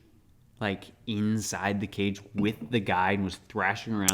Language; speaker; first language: English; native; English